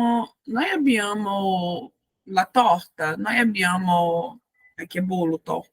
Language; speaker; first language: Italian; non-native, fluent; Portuguese